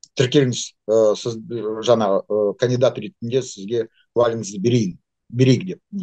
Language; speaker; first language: Kazakh; non-native, local second language; Russian